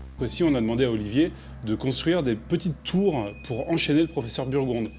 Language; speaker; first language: French; native; French